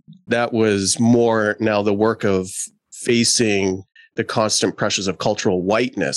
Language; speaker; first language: English; native; English